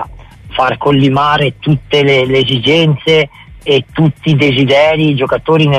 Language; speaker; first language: Italian; native; Italian